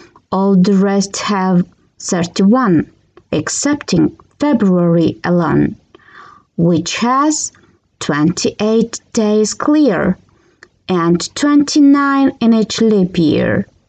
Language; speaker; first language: English; non-native, fluent; Georgian